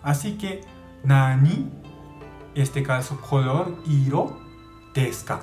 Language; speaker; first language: Spanish; non-native, learner; Japanese